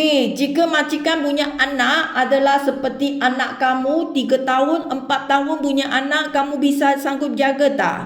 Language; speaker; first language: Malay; non-native, local second language; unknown